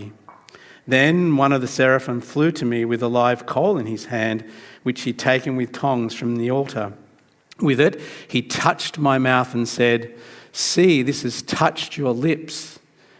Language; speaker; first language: English; native; English